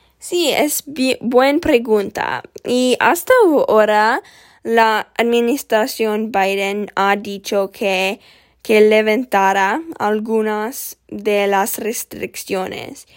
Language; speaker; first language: Spanish; non-native, learner; English